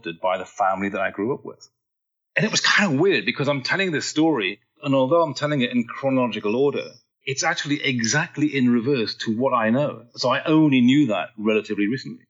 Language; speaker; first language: English; native; English